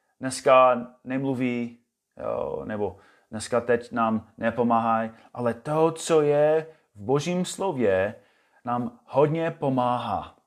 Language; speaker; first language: Czech; non-native, fluent; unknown